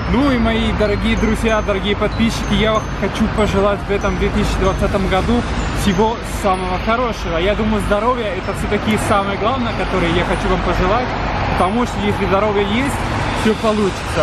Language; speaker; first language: Russian; non-native, fluent; Spanish